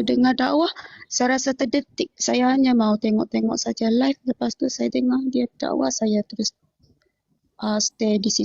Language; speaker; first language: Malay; non-native, local second language; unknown